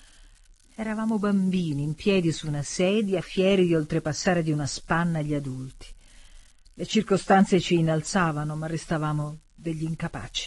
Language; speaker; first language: Italian; native; Italian